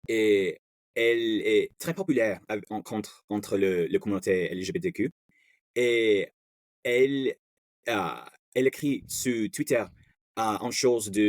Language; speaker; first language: French; non-native, learner; English